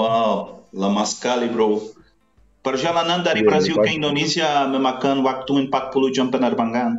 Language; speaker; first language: Indonesian; non-native, learner; Portuguese